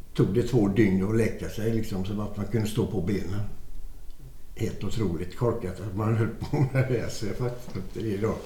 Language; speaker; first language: Swedish; native; Swedish